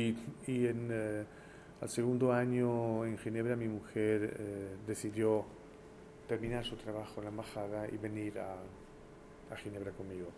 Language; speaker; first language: Spanish; early bilingual, heritage; Spanish